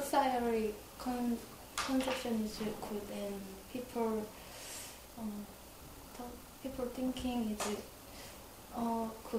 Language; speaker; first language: English; non-native, learner; Korean